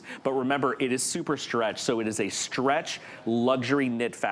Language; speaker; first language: English; native; English